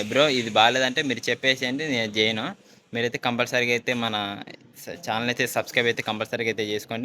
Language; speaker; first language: Telugu; native; Telugu